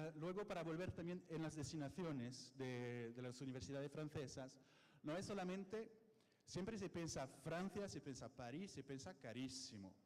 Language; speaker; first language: Spanish; non-native, fluent; French